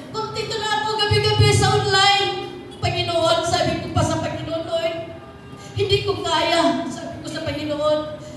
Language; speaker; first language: Filipino; non-native, local second language; Cebuano